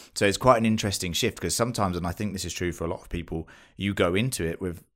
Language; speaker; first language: English; native; English